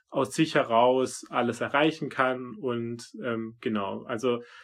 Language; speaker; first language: German; native; German